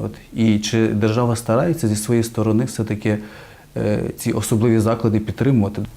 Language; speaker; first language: Ukrainian; native; Ukrainian